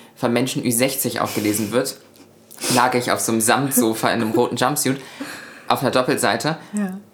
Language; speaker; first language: German; native; German